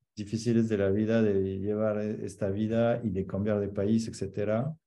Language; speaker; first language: Spanish; non-native, fluent; French